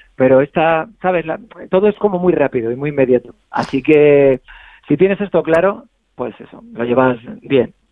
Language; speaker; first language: Spanish; native; Spanish